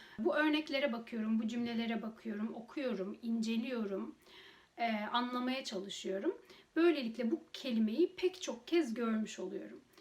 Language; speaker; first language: Turkish; native; Turkish